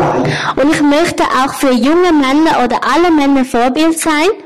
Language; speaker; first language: German; non-native, learner; Thai